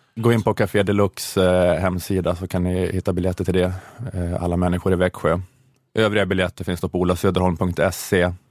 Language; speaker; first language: Swedish; native; Swedish